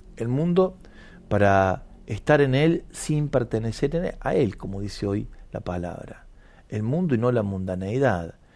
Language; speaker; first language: Spanish; native; Spanish